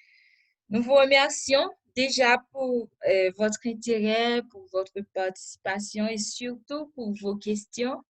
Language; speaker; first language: French; non-native, local second language; Haitian Creole